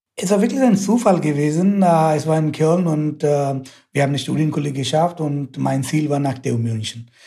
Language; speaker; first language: German; non-native, fluent; Hindi